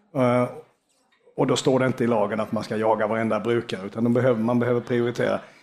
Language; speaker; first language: Swedish; native; Swedish